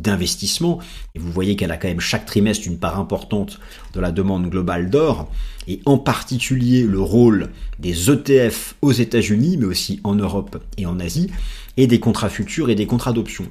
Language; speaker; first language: French; native; French